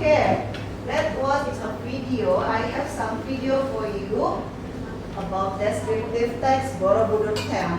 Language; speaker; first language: English; non-native, local second language; Indonesian